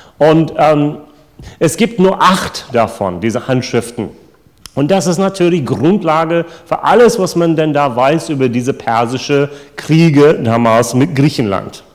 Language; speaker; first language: German; non-native, fluent; English